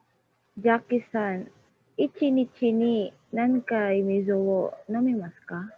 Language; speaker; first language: Japanese; non-native, learner; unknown